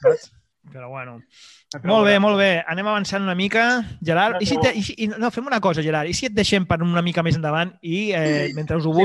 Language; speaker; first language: Catalan; native; Catalan